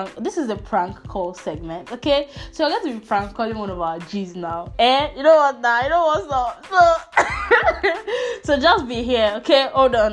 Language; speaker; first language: English; non-native, local second language; Igbo